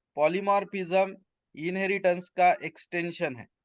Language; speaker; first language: Hindi; non-native, local second language; Marathi